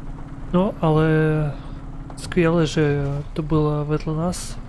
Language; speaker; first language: Czech; non-native, learner; Ukrainian